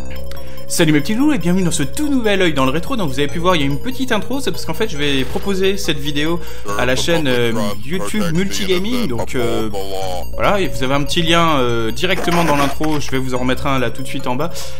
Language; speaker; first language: French; native; French